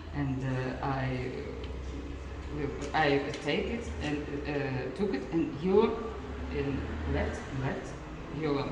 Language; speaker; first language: English; non-native, learner; Russian